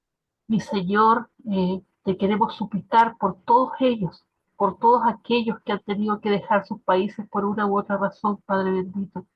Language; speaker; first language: Spanish; native; Spanish